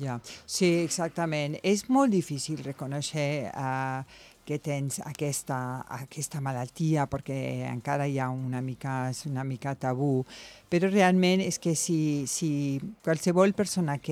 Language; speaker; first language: Catalan; non-native, local second language; Spanish